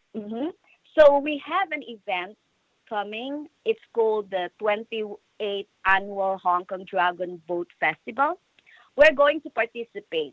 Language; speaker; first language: English; non-native, local second language; Filipino